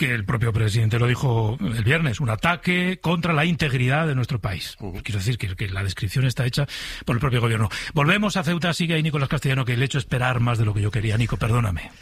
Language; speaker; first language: Spanish; native; Spanish